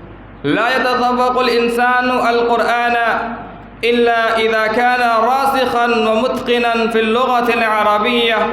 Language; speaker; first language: Arabic; non-native, fluent; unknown